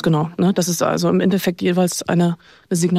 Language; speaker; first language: German; native; German